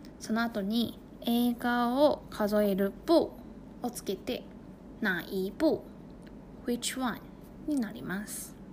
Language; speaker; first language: Japanese; non-native, fluent; Chinese